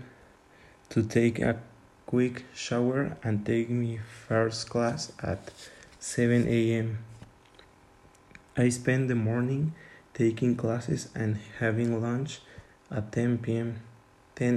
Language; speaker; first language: English; non-native, learner; Spanish